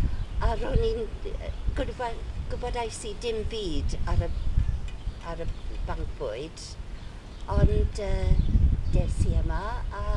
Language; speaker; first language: Welsh; non-native, learner; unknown